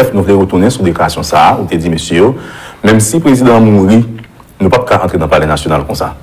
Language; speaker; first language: French; non-native, local second language; Haitian Creole